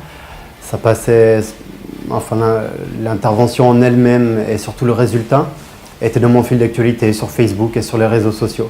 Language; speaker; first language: French; native; French